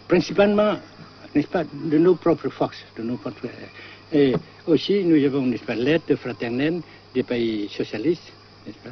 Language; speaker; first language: French; non-native, local second language; Vietnamese